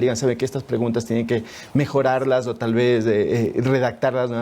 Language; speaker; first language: Spanish; native; Spanish